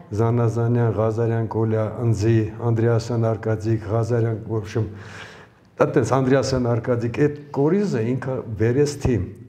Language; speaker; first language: Armenian; early bilingual, other home language; Ukrainian